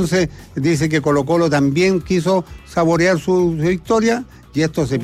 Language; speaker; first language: Spanish; native; Spanish